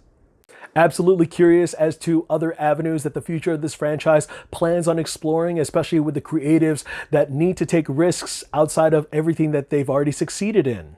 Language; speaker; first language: English; native; English